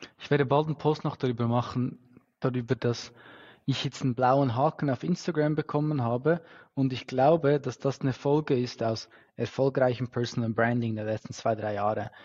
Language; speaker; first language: German; native; German